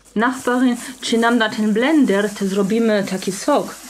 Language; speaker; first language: Polish; early bilingual, heritage; Polish